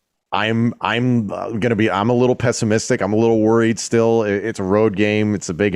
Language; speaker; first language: English; native; English